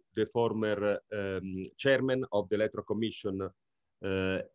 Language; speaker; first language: English; non-native, fluent; Italian